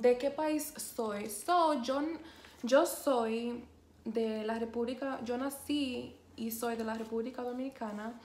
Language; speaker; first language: Spanish; early bilingual, other home language; English